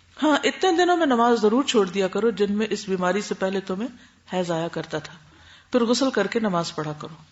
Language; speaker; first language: Urdu; native; Urdu